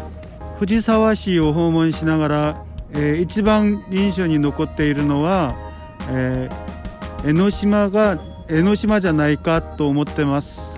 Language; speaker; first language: Japanese; non-native, learner; Korean